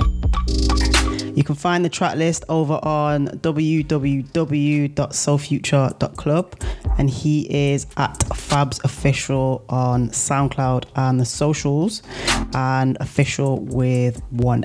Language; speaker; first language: English; native; English